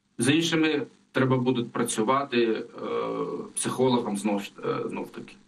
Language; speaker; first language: Ukrainian; non-native, local second language; Russian